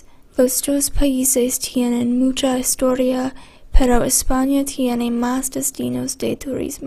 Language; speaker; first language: Spanish; non-native, learner; English